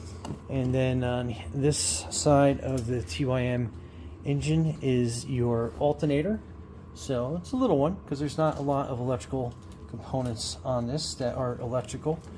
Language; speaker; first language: English; native; English